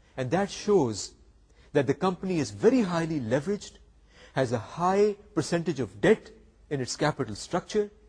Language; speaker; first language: English; non-native, local second language; Urdu